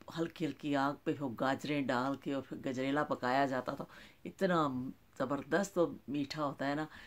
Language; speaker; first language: Urdu; non-native, local second language; Punjabi